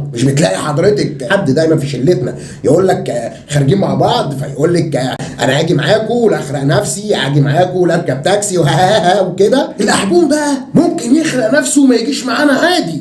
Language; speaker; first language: Arabic; native; Arabic